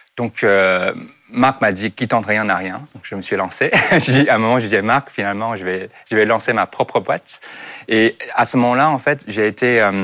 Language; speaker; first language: French; non-native, fluent; Chinese